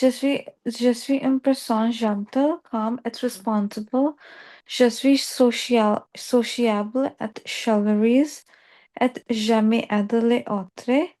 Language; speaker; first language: French; non-native, learner; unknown